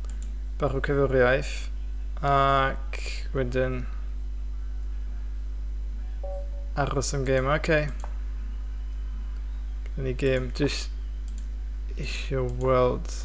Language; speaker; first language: Welsh; non-native, fluent; English